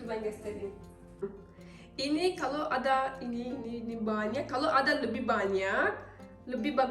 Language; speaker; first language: Indonesian; non-native, learner; Turkish